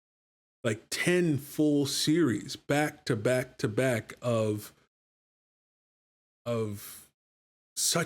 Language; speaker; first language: English; native; English